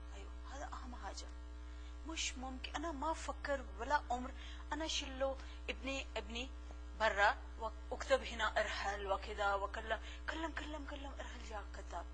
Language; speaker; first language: Arabic; non-native, learner; Urdu